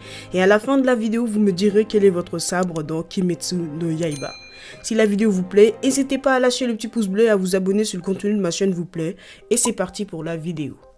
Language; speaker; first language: French; native; French